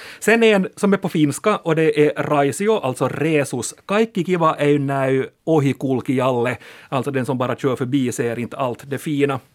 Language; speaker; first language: Swedish; native; Swedish